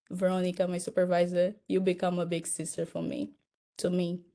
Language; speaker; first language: English; non-native, fluent; Portuguese